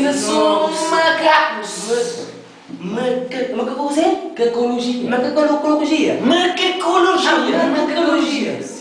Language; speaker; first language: Portuguese; non-native, local second language; Kabuverdianu